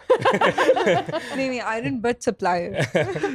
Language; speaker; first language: Urdu; native; Urdu